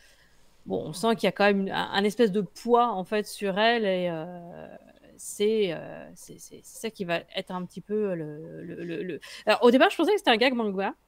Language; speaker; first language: French; native; French